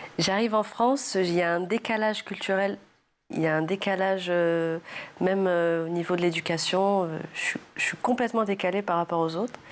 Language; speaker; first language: French; early bilingual, other home language; Arabic